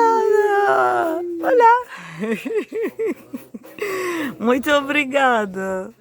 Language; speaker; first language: Portuguese; non-native, learner; English